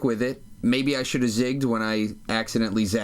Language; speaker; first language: English; native; English